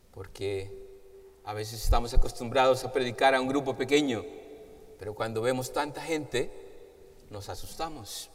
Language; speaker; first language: Spanish; native; Spanish